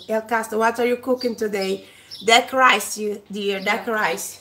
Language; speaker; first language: English; non-native, learner; Portuguese